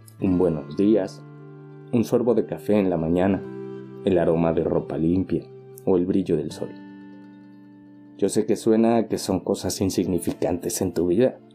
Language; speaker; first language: Spanish; native; Spanish